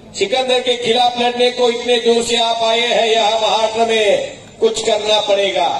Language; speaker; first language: Hindi; non-native, local second language; Marathi